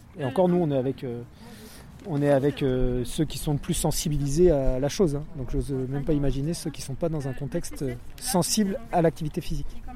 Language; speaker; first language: French; native; French